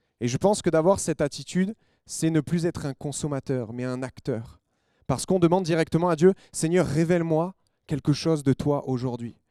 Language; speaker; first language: French; native; French